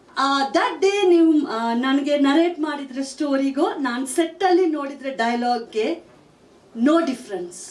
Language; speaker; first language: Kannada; non-native, fluent; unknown